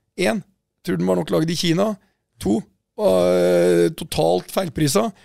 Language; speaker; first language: Norwegian; native; Norwegian